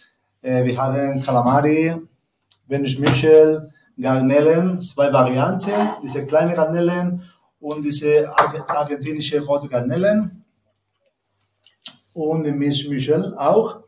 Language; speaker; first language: German; non-native, learner; Spanish